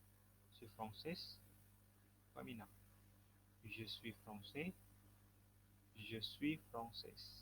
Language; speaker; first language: French; non-native, fluent; Indonesian